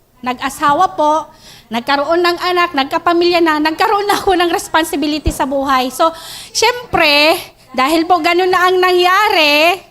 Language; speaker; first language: Filipino; non-native, local second language; Iloko